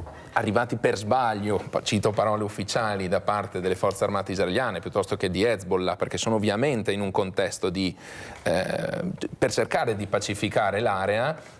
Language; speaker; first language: Italian; native; Italian